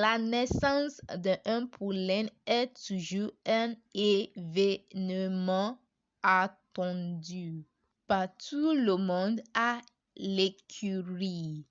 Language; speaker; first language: French; non-native, learner; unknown